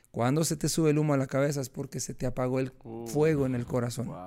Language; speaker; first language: Spanish; native; Spanish